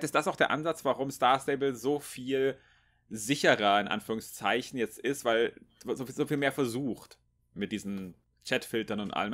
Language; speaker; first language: German; native; German